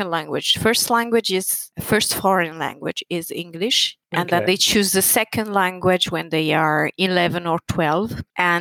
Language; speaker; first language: English; non-native, fluent; Italian